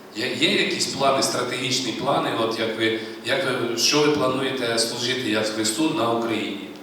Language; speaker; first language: Ukrainian; native; Ukrainian